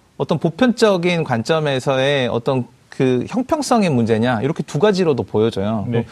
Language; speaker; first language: Korean; native; Korean